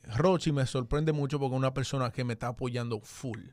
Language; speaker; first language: Spanish; early bilingual, heritage; Spanish